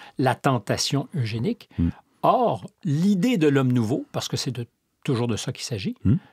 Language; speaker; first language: French; native; French